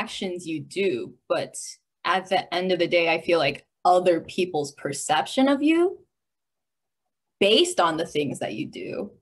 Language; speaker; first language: English; native; English